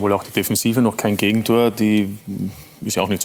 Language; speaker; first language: German; native; German